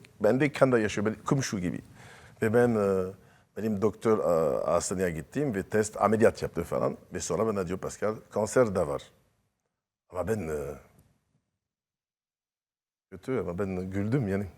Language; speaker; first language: Turkish; non-native, learner; French